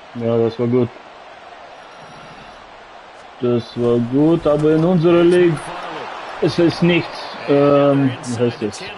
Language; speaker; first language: German; non-native, learner; Russian